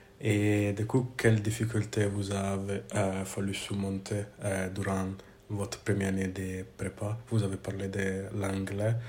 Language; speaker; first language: French; non-native, fluent; English